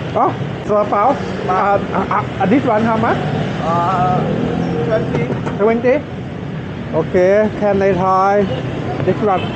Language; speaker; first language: English; non-native, learner; Thai